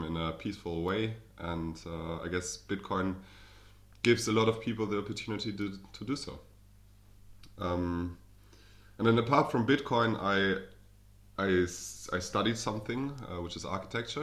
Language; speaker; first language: English; non-native, fluent; German